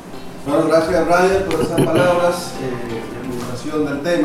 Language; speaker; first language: Spanish; native; Spanish